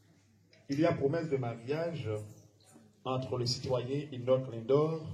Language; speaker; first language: French; non-native, local second language; Haitian Creole